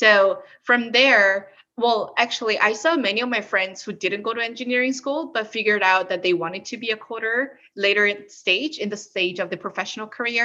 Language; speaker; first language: English; early bilingual, other home language; Korean